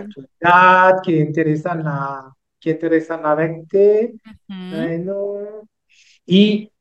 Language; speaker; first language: Spanish; non-native, learner; French